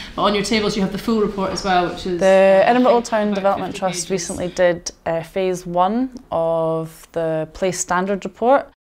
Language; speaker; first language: English; native; English